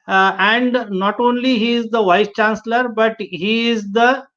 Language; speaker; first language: English; non-native, local second language; Hindi